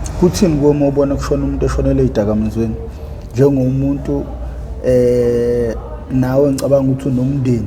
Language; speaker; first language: Zulu; native; Zulu